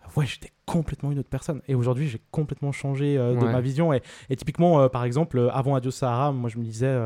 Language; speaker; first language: French; early bilingual, other home language; Spanish